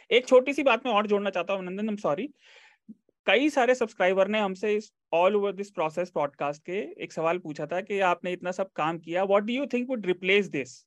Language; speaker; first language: Hindi; native; Hindi